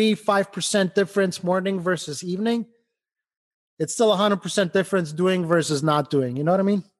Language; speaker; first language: English; non-native, fluent; Ukrainian